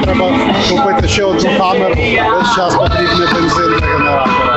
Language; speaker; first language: Ukrainian; native; Ukrainian